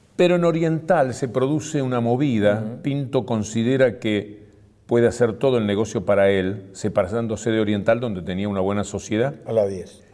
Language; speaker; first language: Spanish; native; Spanish